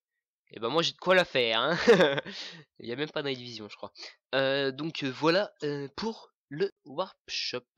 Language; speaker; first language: French; native; French